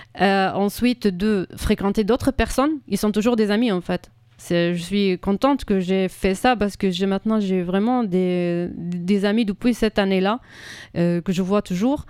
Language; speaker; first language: French; non-native, fluent; Arabic